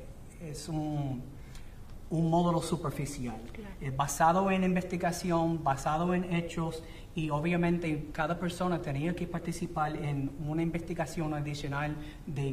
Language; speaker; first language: Spanish; non-native, fluent; English